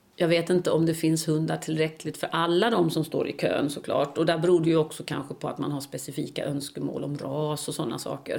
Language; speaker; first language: Swedish; native; Swedish